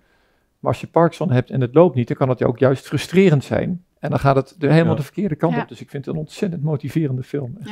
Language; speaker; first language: Dutch; native; Dutch